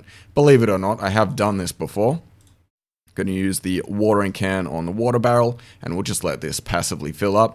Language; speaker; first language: English; native; English